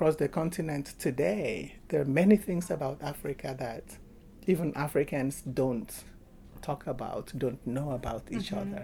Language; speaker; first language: English; non-native, local second language; Igbo